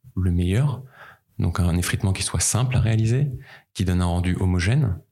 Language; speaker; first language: French; native; French